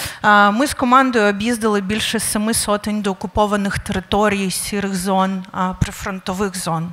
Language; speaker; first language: Ukrainian; native; Ukrainian